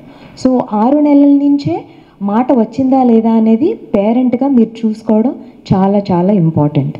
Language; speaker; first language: Telugu; native; Telugu